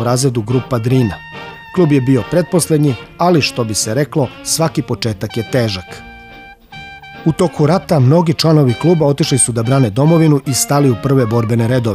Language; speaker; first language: Serbian; native; Serbian